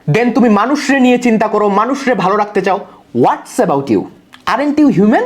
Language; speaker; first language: English; non-native, local second language; Bangla